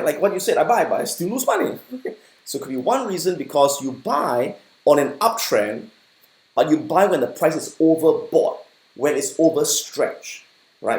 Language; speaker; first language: English; native; English